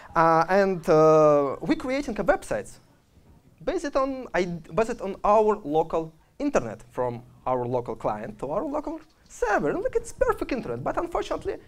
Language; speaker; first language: English; non-native, fluent; Russian